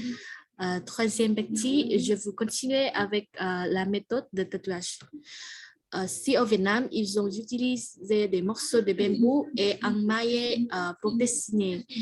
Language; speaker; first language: French; non-native, learner; Vietnamese